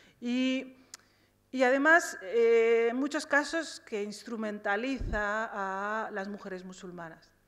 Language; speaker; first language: Spanish; early bilingual, other home language; Riffian